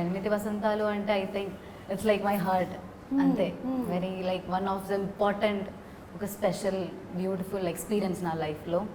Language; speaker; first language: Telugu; non-native, learner; Malayalam